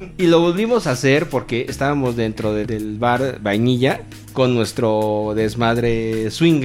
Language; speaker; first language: Spanish; native; Spanish